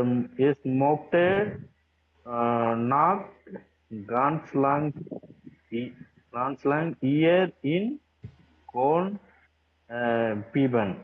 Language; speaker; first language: German; non-native, learner; Tamil